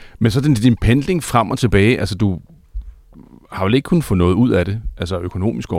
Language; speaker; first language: Danish; native; Danish